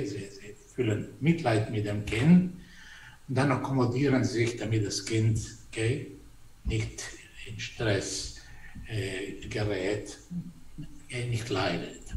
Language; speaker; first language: German; non-native, fluent; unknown